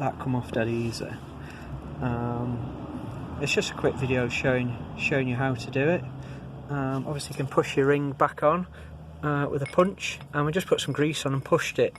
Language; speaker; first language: English; native; English